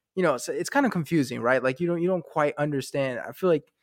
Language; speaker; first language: English; native; English